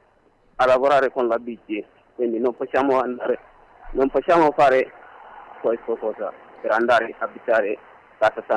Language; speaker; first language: Italian; non-native, learner; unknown